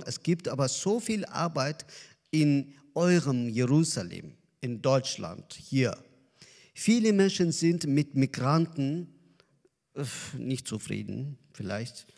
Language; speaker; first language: German; non-native, learner; Azerbaijani